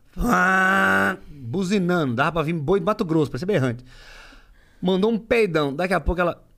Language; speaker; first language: Portuguese; native; Portuguese